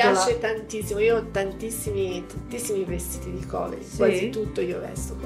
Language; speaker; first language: Italian; native; Italian